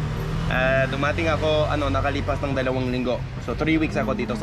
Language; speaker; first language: Filipino; non-native, learner; English